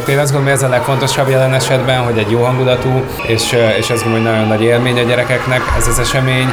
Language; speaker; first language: Hungarian; native; Hungarian